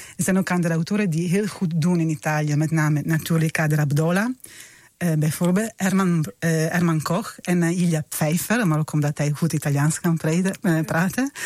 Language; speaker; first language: Dutch; non-native, fluent; Italian